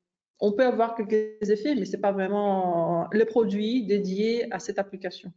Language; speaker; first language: French; non-native, fluent; Greek